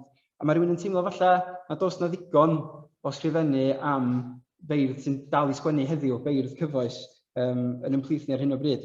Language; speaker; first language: Welsh; native; Welsh